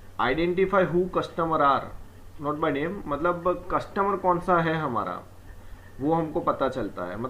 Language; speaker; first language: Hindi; non-native, local second language; Gujarati